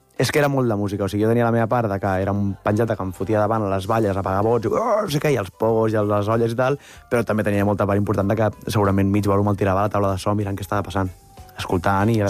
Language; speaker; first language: Catalan; native; Catalan